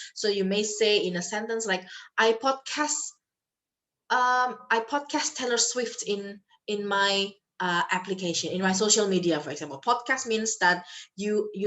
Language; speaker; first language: English; non-native, fluent; Indonesian